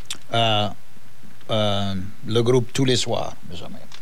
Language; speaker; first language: French; early bilingual, heritage; French